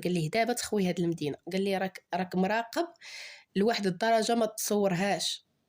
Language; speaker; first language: Arabic; native; Arabic